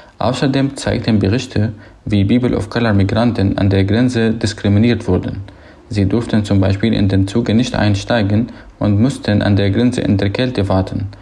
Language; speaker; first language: German; non-native, fluent; Arabic